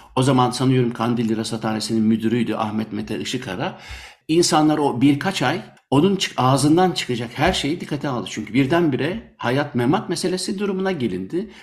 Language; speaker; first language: Turkish; native; Turkish